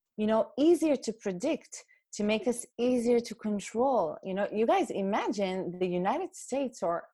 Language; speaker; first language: English; non-native, fluent; Hebrew